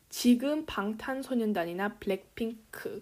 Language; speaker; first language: Korean; early bilingual, heritage; Korean